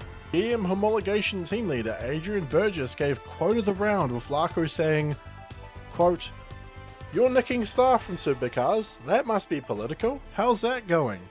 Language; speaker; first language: English; native; English